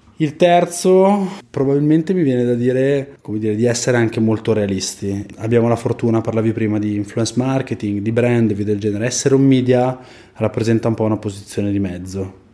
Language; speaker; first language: Italian; native; Italian